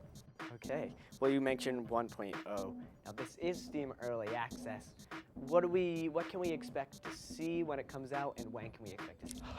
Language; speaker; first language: English; native; English